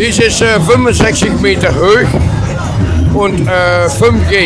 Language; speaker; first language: German; non-native, learner; Dutch